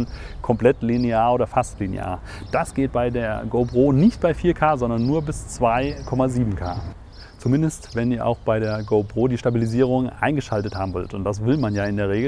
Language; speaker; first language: German; native; German